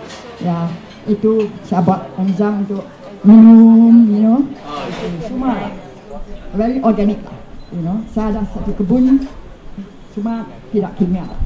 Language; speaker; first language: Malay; non-native, learner; English